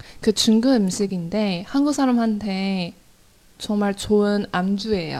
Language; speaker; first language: Korean; non-native, fluent; Chinese